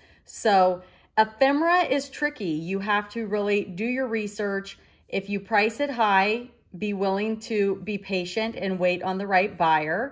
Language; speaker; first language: English; native; English